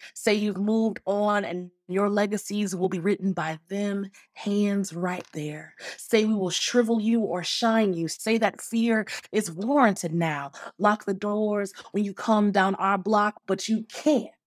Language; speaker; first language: English; native; English